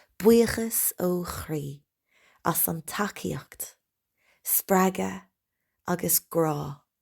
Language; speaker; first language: Irish; non-native, local second language; English